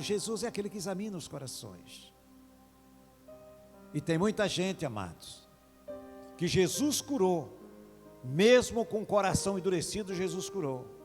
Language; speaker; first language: Portuguese; native; Portuguese